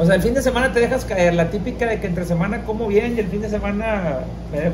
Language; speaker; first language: Spanish; native; Spanish